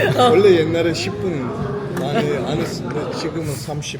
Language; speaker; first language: Korean; non-native, fluent; Turkish